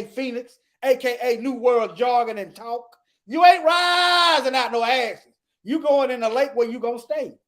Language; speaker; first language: English; native; English